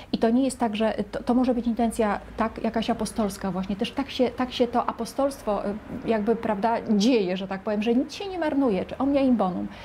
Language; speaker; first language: Polish; native; Polish